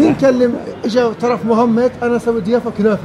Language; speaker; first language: Arabic; early bilingual, heritage; Turkish